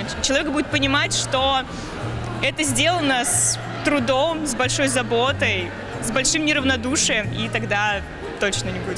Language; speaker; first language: Russian; native; Russian